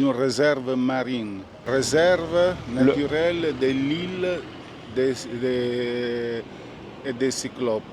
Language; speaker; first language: French; non-native, learner; Italian